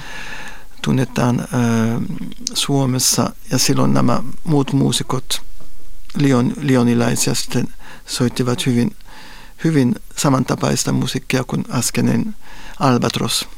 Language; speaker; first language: Finnish; non-native, fluent; Spanish